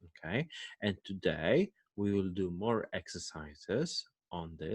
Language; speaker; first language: English; non-native, fluent; Polish